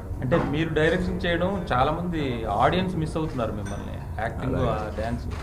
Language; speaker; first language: Telugu; native; Telugu